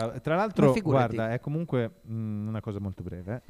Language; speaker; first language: Italian; native; Italian